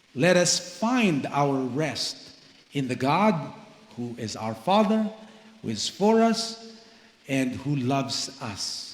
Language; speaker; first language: English; non-native, local second language; Filipino